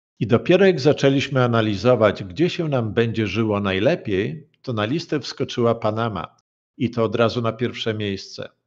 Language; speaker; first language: Polish; native; Polish